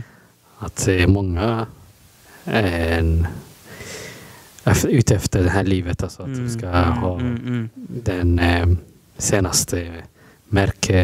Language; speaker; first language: Swedish; non-native, learner; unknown